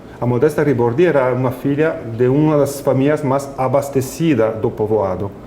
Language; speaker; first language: Portuguese; non-native, fluent; French